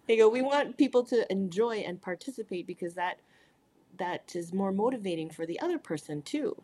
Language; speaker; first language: English; native; English